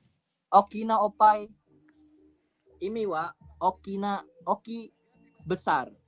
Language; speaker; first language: Japanese; non-native, learner; Indonesian